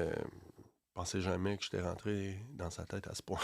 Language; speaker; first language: French; native; French